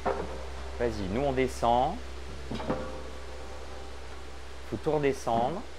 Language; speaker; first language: French; native; French